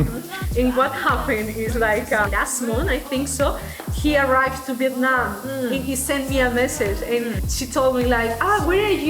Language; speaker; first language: English; non-native, fluent; Spanish